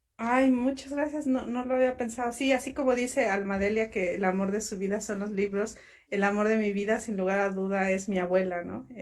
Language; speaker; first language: Spanish; non-native, local second language; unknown